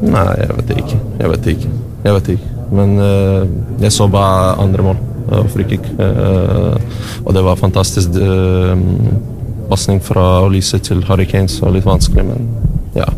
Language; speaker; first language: Norwegian; non-native, learner; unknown